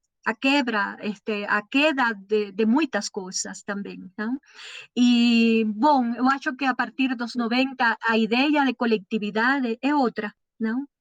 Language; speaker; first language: Portuguese; non-native, learner; Spanish